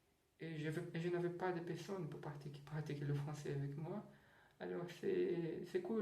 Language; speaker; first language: French; non-native, learner; Portuguese